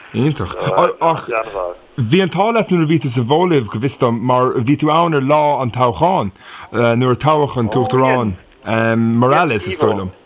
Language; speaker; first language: Irish; non-native, local second language; English